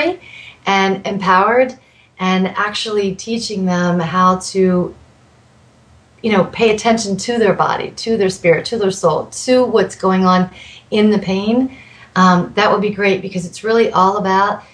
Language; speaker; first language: English; native; English